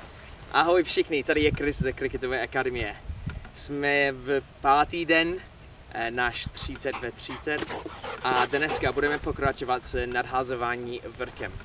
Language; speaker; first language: Czech; non-native, learner; English